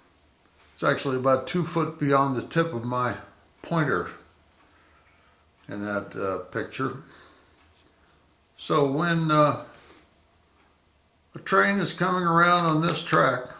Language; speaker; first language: English; native; English